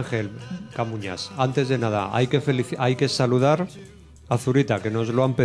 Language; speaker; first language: Spanish; native; Spanish